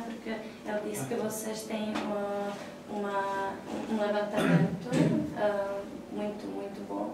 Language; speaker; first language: Portuguese; non-native, fluent; Czech